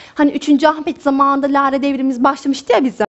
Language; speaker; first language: Turkish; native; Turkish